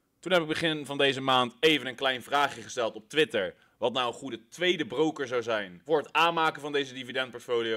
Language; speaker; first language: Dutch; native; Dutch